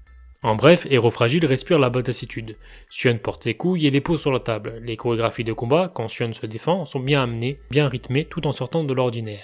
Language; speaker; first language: French; native; French